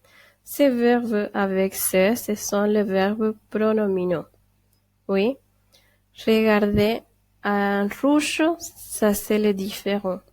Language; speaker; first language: French; non-native, fluent; Spanish